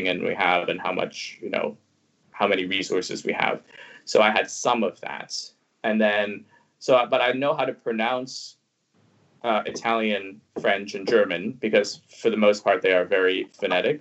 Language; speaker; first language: English; non-native, fluent; Cantonese